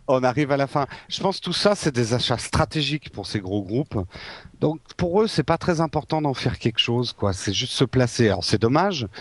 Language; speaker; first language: French; native; French